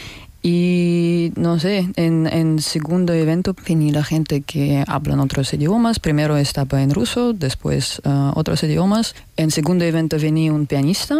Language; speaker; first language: Spanish; non-native, learner; Russian